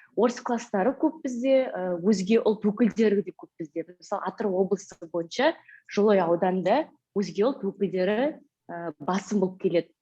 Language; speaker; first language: Kazakh; native; Kazakh